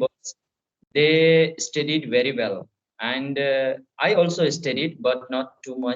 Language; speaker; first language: English; non-native, fluent; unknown